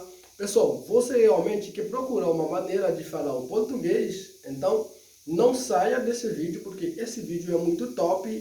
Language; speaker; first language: Portuguese; non-native, fluent; Haitian Creole